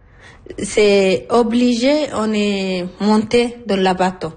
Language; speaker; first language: French; non-native, learner; Arabic